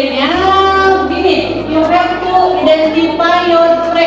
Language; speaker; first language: English; non-native, learner; Indonesian